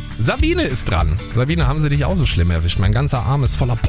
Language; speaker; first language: German; native; German